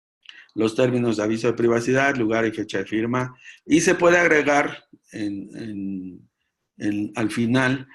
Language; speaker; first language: Spanish; native; Spanish